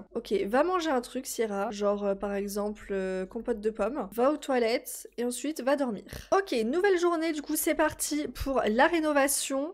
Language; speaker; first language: French; native; French